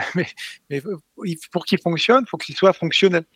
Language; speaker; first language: French; native; French